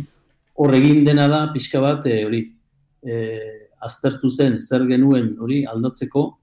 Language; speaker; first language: Basque; native; Basque